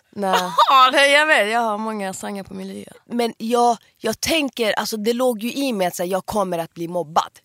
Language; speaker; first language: Swedish; early bilingual, other home language; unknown